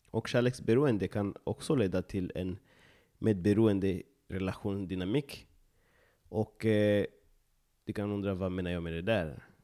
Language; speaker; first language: Swedish; non-native, fluent; Lingala